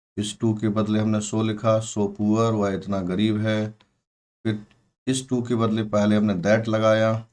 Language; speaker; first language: Hindi; native; Hindi